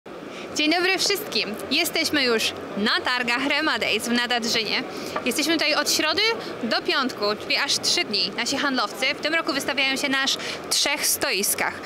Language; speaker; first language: Polish; native; Polish